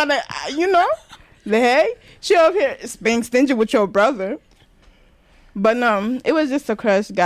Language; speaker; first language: English; non-native, local second language; Rundi